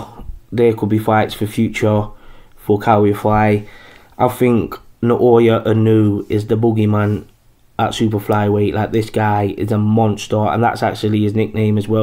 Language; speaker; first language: English; native; English